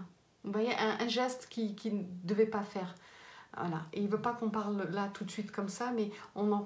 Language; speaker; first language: French; native; French